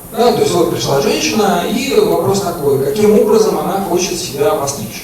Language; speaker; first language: Russian; native; Russian